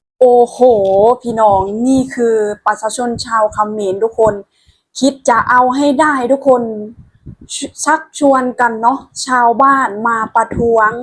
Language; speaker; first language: Thai; non-native, local second language; Lao